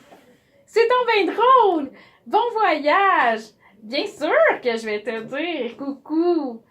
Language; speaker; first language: French; native; French